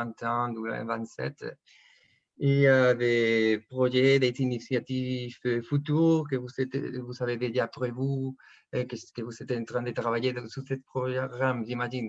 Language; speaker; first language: French; non-native, fluent; Spanish